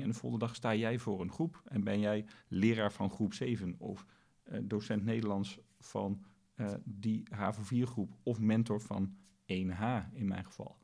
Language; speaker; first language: Dutch; native; Dutch